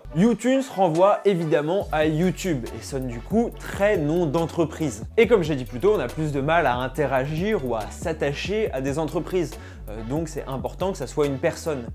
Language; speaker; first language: French; native; French